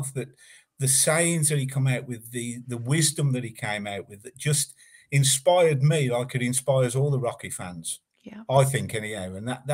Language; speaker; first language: English; native; English